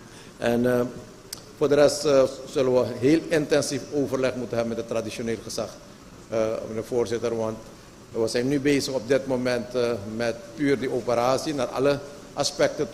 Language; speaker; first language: Dutch; native; Dutch